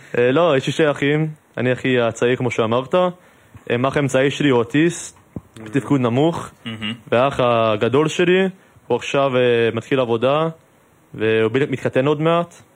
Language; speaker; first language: Hebrew; early bilingual, heritage; English